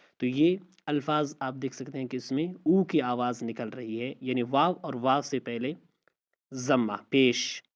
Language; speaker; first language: Urdu; non-native, local second language; Baluchi